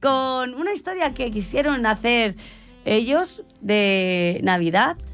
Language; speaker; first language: Spanish; non-native, local second language; Catalan